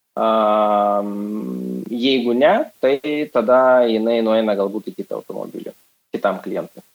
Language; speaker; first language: Lithuanian; non-native, local second language; Russian